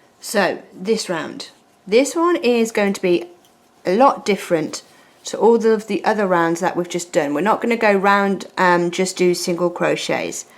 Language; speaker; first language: English; native; English